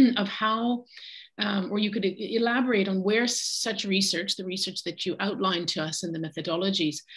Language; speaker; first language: English; native; English